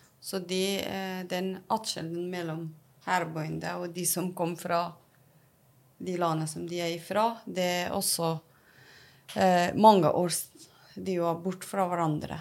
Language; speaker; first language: Norwegian; non-native, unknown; Persian